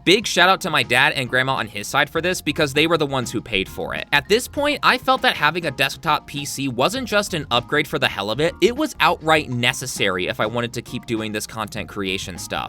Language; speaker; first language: English; native; English